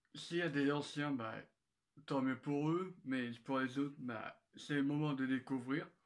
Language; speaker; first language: French; native; French